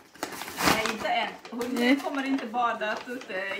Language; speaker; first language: Swedish; non-native, fluent; Indonesian